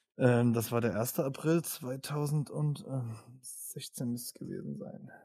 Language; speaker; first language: German; native; German